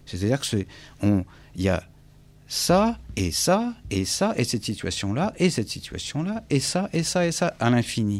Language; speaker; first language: French; native; French